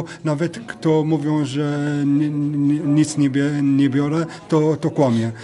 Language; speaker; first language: Polish; non-native, fluent; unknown